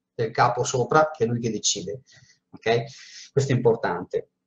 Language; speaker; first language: Italian; native; Italian